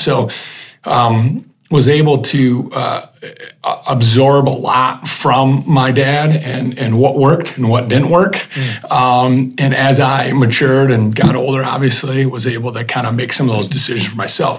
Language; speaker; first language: English; native; English